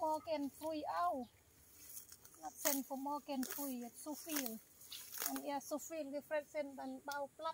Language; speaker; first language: German; non-native, learner; Thai